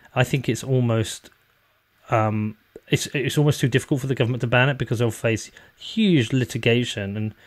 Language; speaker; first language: English; native; English